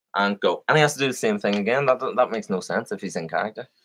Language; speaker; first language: English; native; English